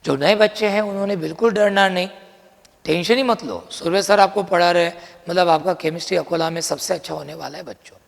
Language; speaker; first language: Hindi; non-native, local second language; Marathi